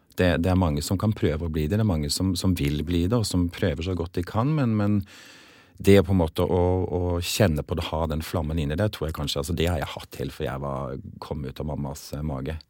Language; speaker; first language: Norwegian; early bilingual, other home language; English